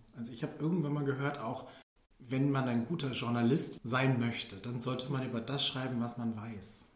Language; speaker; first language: German; early bilingual, other home language; Filipino